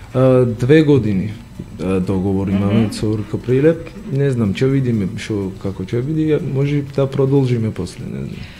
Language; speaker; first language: Macedonian; non-native, learner; Georgian